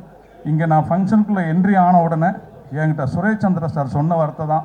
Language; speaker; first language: Tamil; native; Tamil